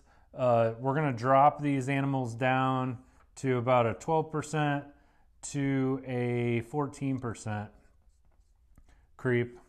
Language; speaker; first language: English; native; English